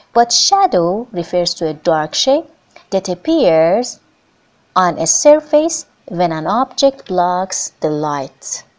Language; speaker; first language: English; non-native, fluent; Persian